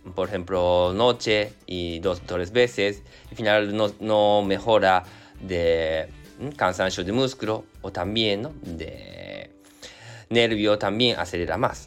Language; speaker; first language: Spanish; non-native, learner; Japanese